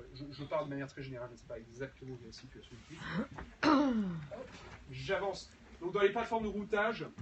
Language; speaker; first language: French; native; French